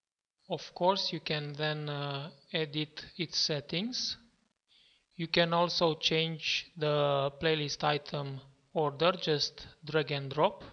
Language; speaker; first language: English; non-native, fluent; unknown